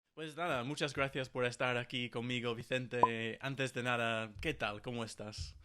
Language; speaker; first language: Spanish; non-native, fluent; English